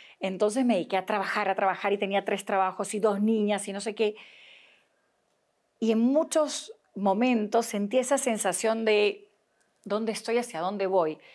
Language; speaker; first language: Spanish; native; Spanish